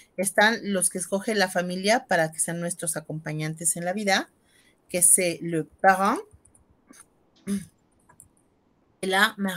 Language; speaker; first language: Spanish; native; Spanish